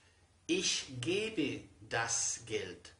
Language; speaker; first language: German; non-native, fluent; Spanish